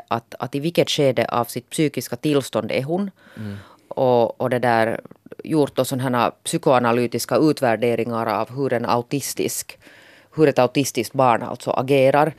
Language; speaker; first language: Swedish; native; Swedish